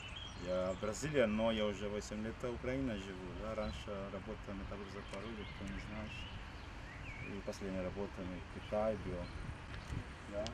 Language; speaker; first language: Russian; non-native, learner; Portuguese